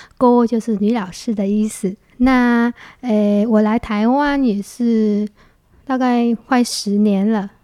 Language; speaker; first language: Chinese; non-native, fluent; Vietnamese